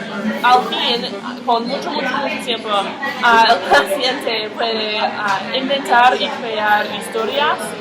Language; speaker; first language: Spanish; non-native, learner; English